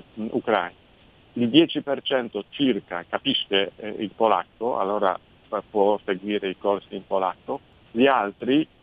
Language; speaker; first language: Italian; non-native, fluent; Polish